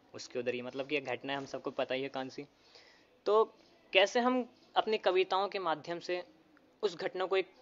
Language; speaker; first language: Hindi; native; Hindi